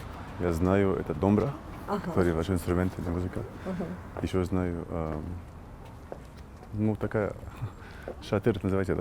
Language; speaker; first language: Russian; non-native, learner; Arabic